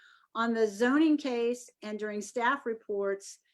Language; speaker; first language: English; native; English